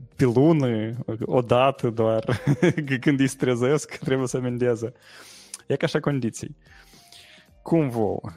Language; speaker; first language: Romanian; native; Romanian